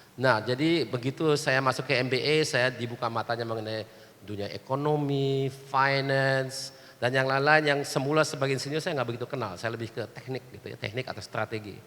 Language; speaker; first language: Indonesian; early bilingual, heritage; Indonesian